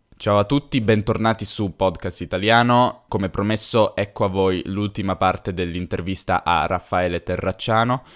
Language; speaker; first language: Italian; native; Italian